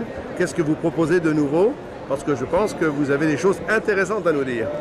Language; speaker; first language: French; native; French